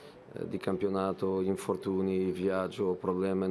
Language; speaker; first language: Italian; non-native, fluent; Portuguese